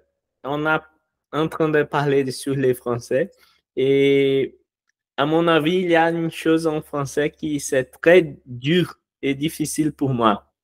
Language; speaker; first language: French; non-native, learner; Portuguese